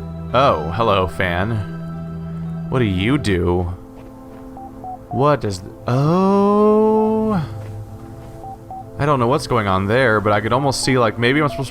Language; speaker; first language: English; native; English